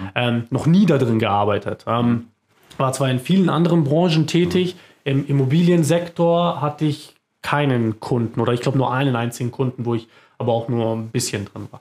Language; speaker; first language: German; early bilingual, other home language; Croatian